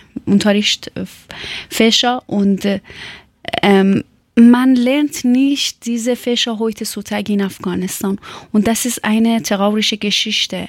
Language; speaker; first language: German; non-native, learner; Persian